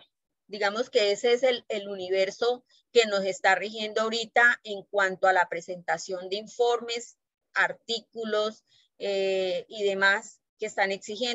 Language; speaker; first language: Spanish; native; Spanish